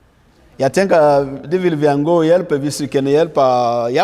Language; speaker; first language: Danish; non-native, learner; French